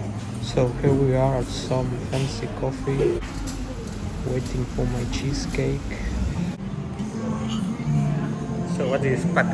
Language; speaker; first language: English; non-native, learner; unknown